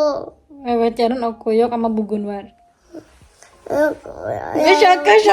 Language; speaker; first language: Turkish; non-native, learner; Indonesian